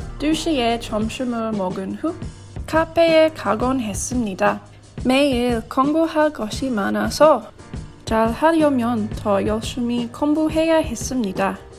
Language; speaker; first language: Korean; non-native, learner; English